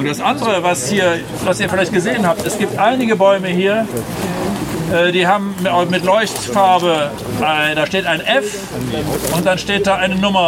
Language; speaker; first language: German; native; German